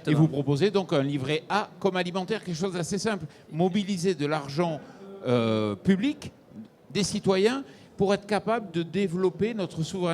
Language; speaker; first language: French; native; French